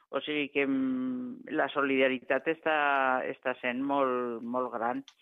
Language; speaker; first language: Catalan; non-native, local second language; Spanish